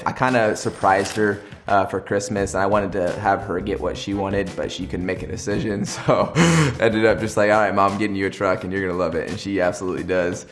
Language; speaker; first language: English; native; English